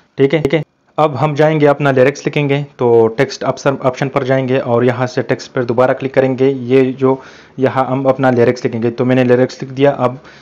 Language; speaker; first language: Urdu; non-native, local second language; Pashto